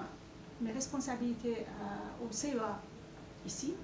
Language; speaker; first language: French; non-native, fluent; Persian